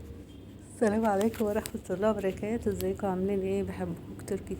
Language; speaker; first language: Arabic; native; Arabic